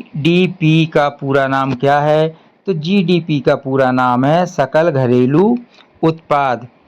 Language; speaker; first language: Hindi; native; Hindi